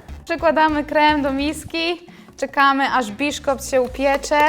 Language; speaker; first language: Polish; native; Polish